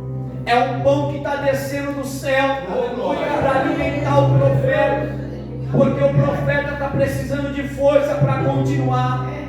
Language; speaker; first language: Portuguese; native; Portuguese